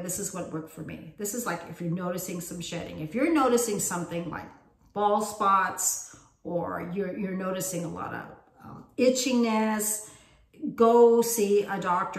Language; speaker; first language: English; native; English